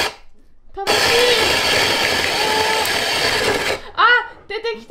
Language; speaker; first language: Japanese; non-native, fluent; Chinese